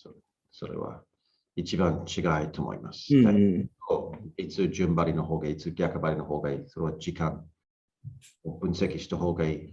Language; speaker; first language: Japanese; non-native, learner; English